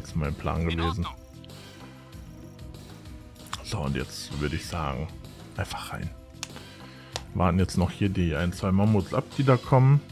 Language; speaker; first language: German; native; German